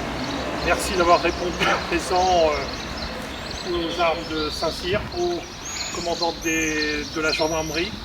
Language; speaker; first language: French; native; French